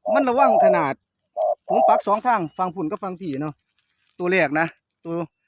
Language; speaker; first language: Thai; native; Thai